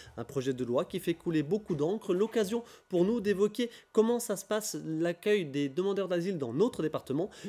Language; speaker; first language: French; native; French